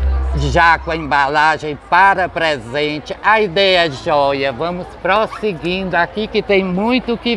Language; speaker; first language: Portuguese; native; Portuguese